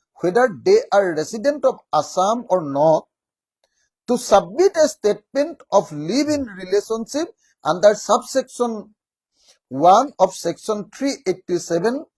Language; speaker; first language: English; non-native, local second language; Assamese